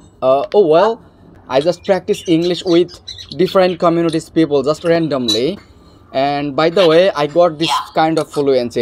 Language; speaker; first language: English; non-native, fluent; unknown